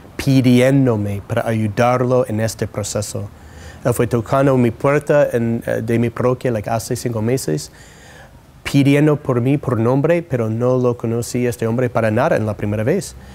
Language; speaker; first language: Spanish; non-native, fluent; English